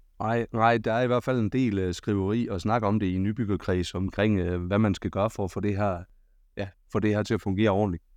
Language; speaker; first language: Danish; native; Danish